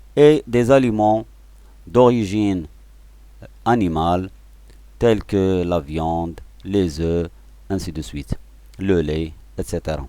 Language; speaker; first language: French; non-native, local second language; Arabic